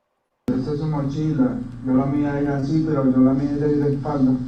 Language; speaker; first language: Spanish; native; Spanish